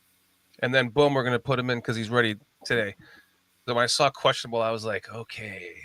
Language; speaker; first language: English; native; English